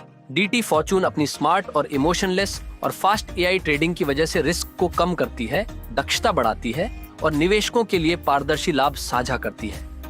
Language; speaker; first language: Hindi; native; Hindi